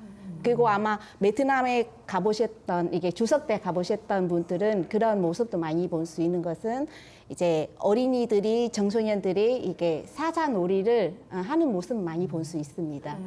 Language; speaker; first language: Korean; non-native, fluent; Vietnamese